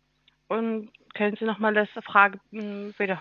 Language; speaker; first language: German; non-native, learner; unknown